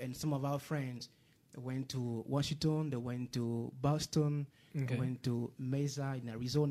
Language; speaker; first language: English; non-native, fluent; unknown